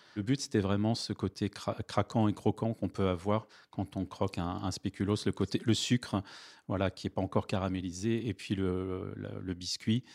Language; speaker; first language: French; native; French